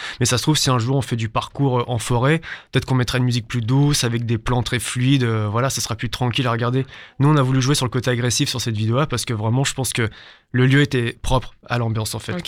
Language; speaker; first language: French; native; French